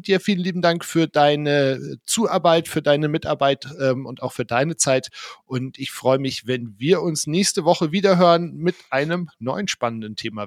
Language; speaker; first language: German; native; German